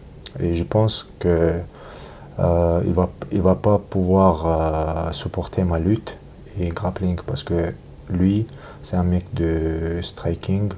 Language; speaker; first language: French; non-native, learner; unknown